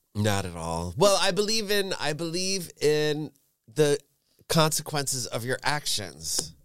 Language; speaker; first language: English; native; English